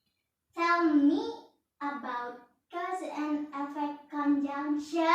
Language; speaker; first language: English; non-native, learner; Indonesian